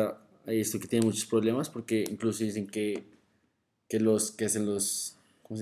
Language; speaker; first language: Spanish; native; Spanish